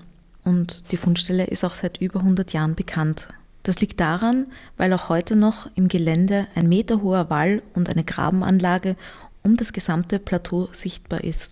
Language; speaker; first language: German; native; German